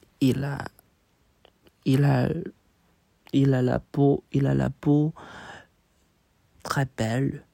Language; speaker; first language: French; non-native, learner; Chinese